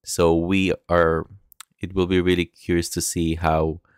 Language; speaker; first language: English; non-native, local second language; Filipino